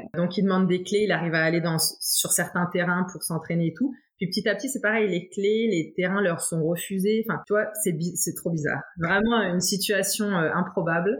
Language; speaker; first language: French; native; French